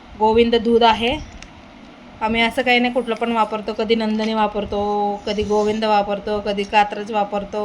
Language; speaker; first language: Marathi; non-native, local second language; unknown